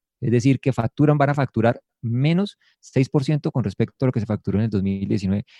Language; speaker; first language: Spanish; native; Spanish